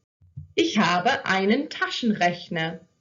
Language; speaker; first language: German; non-native, fluent; English